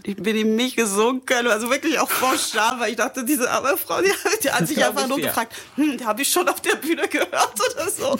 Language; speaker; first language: German; non-native, fluent; French